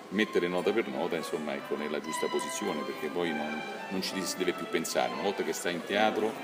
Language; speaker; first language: Italian; native; Italian